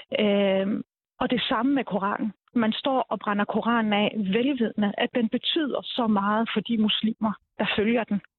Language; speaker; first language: Danish; early bilingual, other home language; Arabic